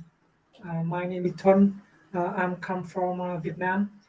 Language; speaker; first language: English; non-native, learner; Vietnamese